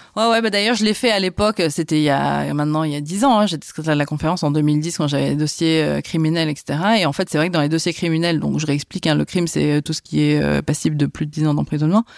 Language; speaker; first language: French; native; French